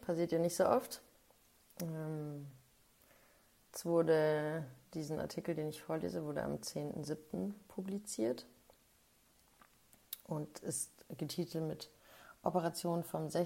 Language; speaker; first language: German; native; German